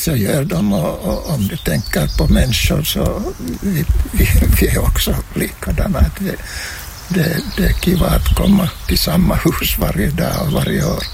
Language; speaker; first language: Swedish; non-native, local second language; Finnish